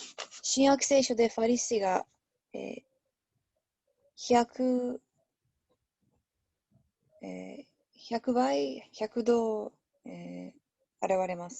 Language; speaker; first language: Japanese; non-native, learner; English